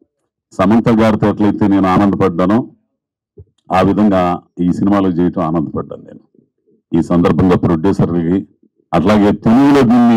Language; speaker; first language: Telugu; native; Telugu